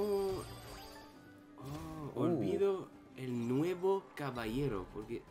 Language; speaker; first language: Spanish; non-native, learner; English